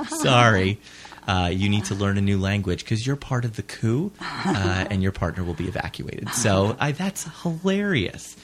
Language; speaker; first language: English; native; English